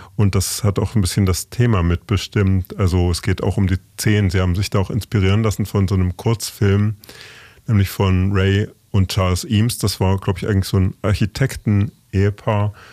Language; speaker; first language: German; native; German